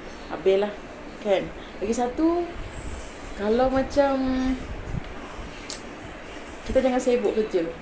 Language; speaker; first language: Malay; native; Malay